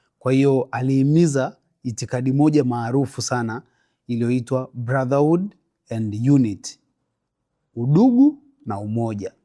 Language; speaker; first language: Swahili; native; Swahili